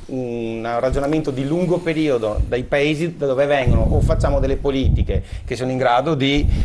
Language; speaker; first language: Italian; native; Italian